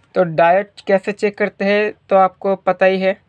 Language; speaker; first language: Hindi; non-native, local second language; Bangla